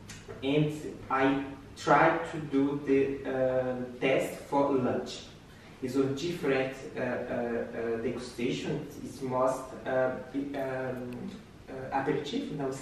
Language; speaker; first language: English; non-native, learner; Portuguese